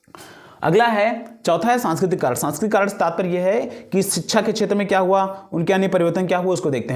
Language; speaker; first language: Hindi; native; Hindi